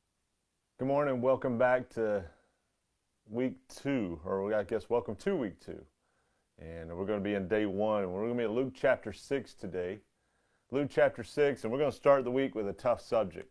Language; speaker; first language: English; native; English